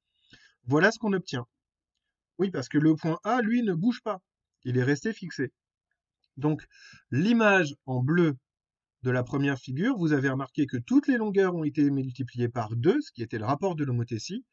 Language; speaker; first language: French; native; French